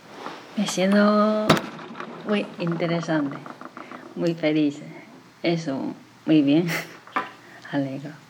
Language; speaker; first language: Spanish; non-native, learner; Chinese